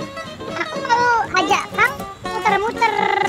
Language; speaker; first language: Indonesian; native; Indonesian